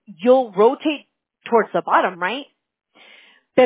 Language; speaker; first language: English; early bilingual, other home language; Spanish